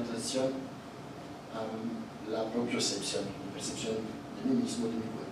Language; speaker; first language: Spanish; non-native, fluent; Italian